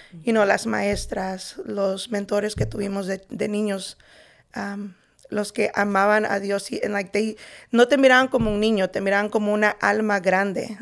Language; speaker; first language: Spanish; early bilingual, heritage; Spanish